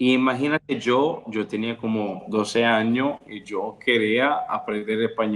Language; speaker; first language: Spanish; non-native, fluent; Italian